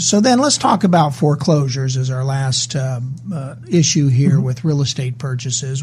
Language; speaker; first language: English; native; English